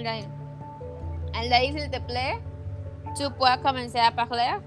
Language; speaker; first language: French; non-native, learner; Spanish